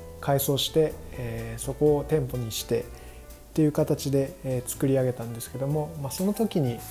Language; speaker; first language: Japanese; native; Japanese